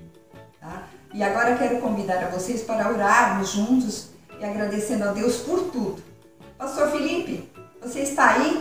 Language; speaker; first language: Portuguese; native; Portuguese